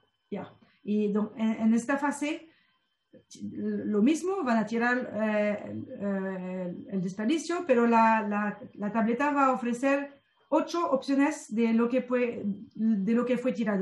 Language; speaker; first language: Spanish; non-native, fluent; French